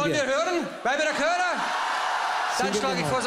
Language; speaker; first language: German; native; German